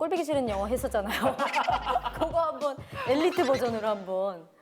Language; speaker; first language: Korean; native; Korean